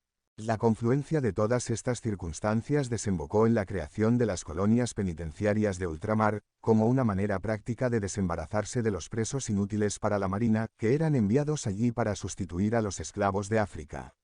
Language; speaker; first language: Spanish; native; Spanish